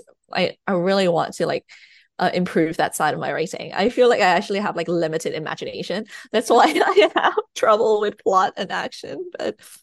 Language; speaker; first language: English; non-native, fluent; Thai